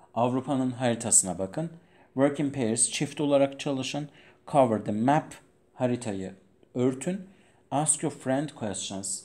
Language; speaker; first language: Turkish; non-native, fluent; Persian